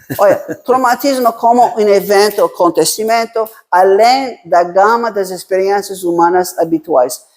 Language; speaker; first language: Portuguese; non-native, fluent; Italian